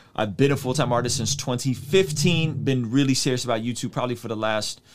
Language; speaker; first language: English; early bilingual, other home language; Russian